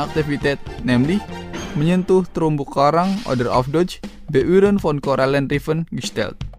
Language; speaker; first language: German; non-native, fluent; Indonesian